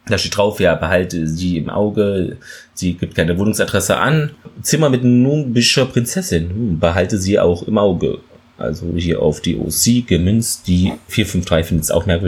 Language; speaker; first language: German; native; German